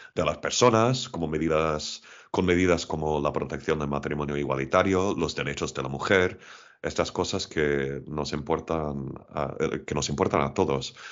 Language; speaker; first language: Spanish; non-native, fluent; English